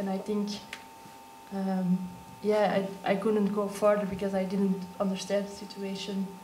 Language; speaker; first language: English; non-native, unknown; Dutch